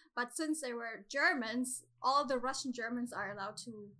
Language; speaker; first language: English; non-native, fluent; German